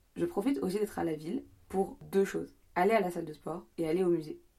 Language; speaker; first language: French; native; French